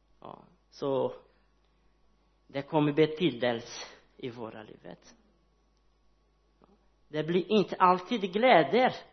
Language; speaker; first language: Swedish; non-native, learner; Portuguese